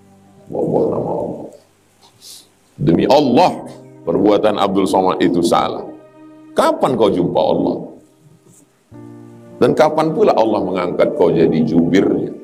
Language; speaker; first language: Malay; native; Malay